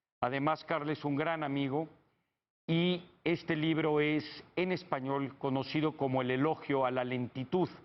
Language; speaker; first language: Spanish; native; Spanish